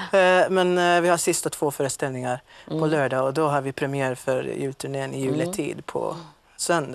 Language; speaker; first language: Swedish; non-native, fluent; Maltese